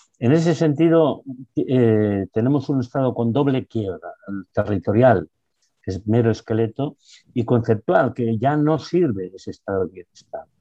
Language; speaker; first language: Spanish; non-native, local second language; Basque